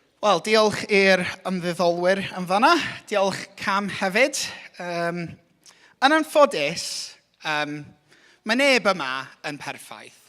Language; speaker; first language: Welsh; non-native, local second language; English